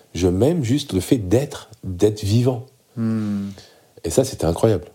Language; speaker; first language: French; early bilingual, other home language; Arabic